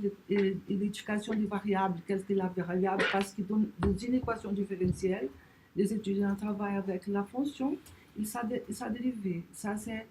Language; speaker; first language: French; non-native, learner; Portuguese